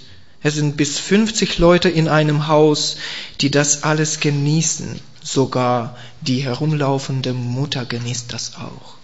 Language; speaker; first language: German; non-native, learner; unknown